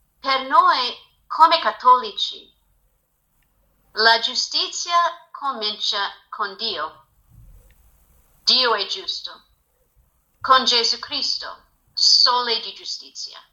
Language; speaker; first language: Italian; non-native, fluent; English